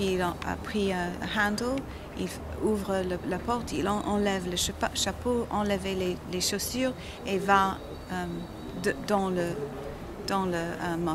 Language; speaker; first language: French; non-native, learner; English